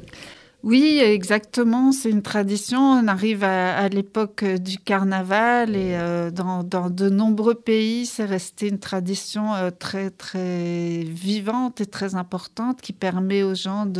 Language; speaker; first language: French; native; French